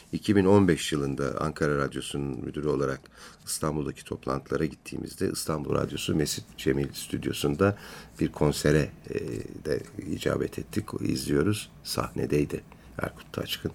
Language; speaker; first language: Turkish; native; Turkish